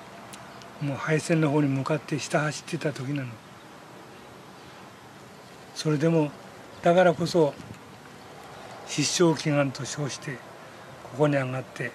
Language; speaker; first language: Japanese; native; Japanese